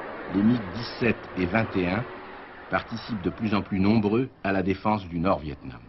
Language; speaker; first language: French; native; French